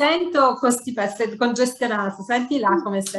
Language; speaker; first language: Italian; native; Italian